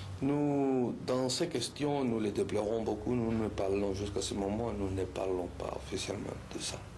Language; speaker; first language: French; non-native, learner; Spanish